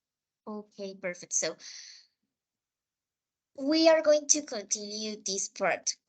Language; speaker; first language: English; non-native, fluent; Spanish